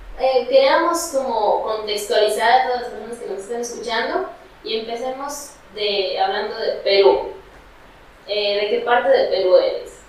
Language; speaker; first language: Spanish; native; Spanish